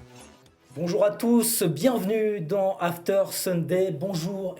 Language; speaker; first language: French; native; French